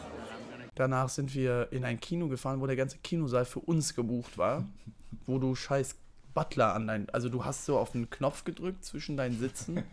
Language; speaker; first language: German; native; German